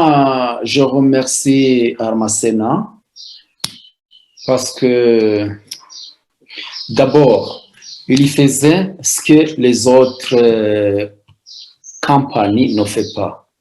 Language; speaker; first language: French; non-native, local second language; Rundi